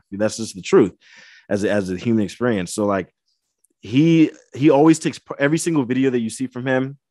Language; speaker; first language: English; native; English